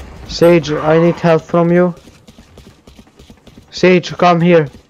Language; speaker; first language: English; non-native, learner; Serbian